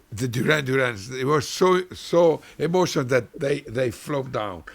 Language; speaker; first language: English; non-native, learner; Italian